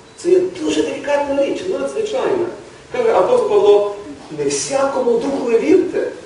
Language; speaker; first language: Ukrainian; native; Ukrainian